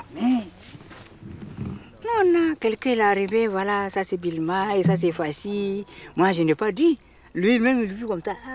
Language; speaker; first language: French; non-native, learner; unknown